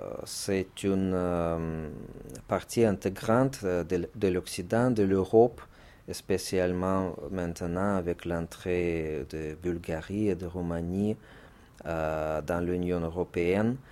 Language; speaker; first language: French; non-native, fluent; Russian